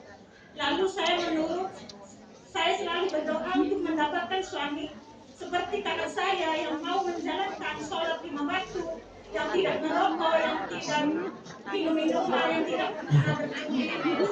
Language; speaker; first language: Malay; non-native, local second language; Javanese